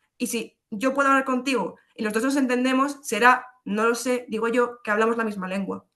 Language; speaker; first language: Spanish; early bilingual, other home language; Polish